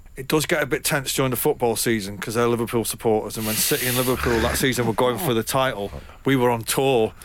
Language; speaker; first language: English; native; English